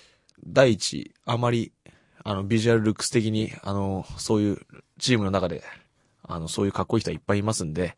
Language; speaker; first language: Japanese; native; Japanese